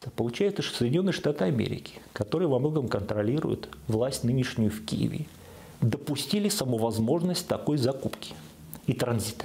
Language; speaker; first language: Russian; native; Russian